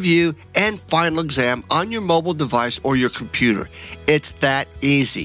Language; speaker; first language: English; native; English